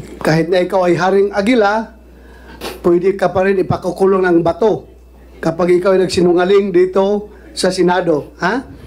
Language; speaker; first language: Filipino; non-native, local second language; Cebuano